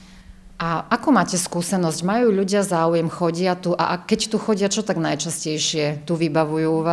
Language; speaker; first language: Slovak; native; Slovak